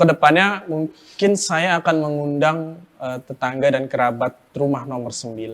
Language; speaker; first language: Indonesian; native; Indonesian